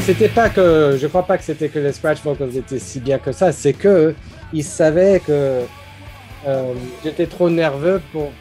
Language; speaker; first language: French; non-native, fluent; English